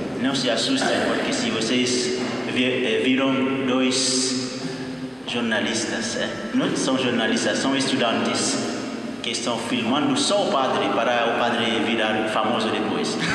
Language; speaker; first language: Portuguese; non-native, fluent; Haitian Creole